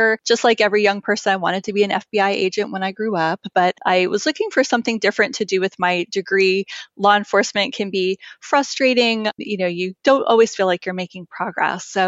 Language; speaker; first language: English; native; English